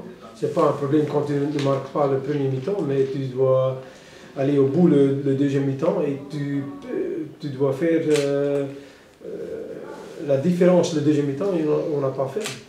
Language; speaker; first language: French; non-native, local second language; Dutch